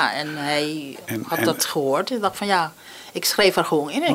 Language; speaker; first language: Dutch; non-native, local second language; Papiamento